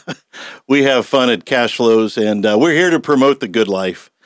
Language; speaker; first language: English; native; English